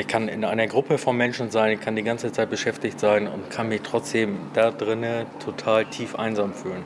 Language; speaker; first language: German; native; German